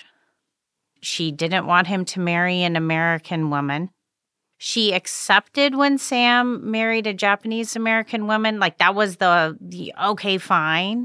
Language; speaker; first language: English; native; English